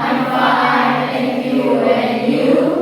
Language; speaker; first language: English; non-native, learner; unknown